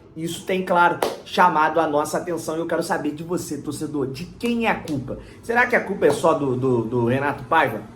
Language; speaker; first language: Portuguese; native; Portuguese